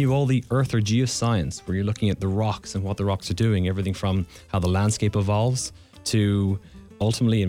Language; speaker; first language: English; native; English